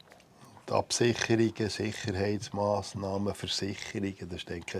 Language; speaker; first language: German; native; German